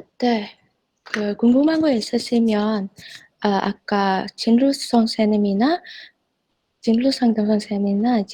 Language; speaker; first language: Korean; non-native, fluent; Indonesian